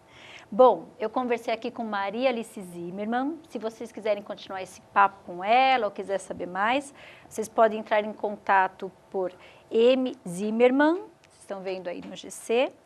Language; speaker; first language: Portuguese; native; Portuguese